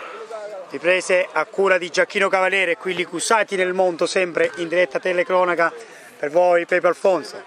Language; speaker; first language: Italian; native; Italian